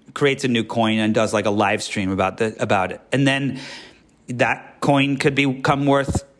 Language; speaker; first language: English; native; English